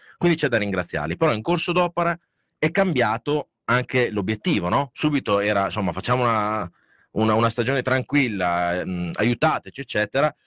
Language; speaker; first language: Italian; non-native, fluent; Spanish